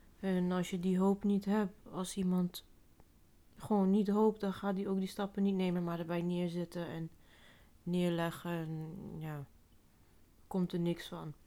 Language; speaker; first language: Dutch; early bilingual, other home language; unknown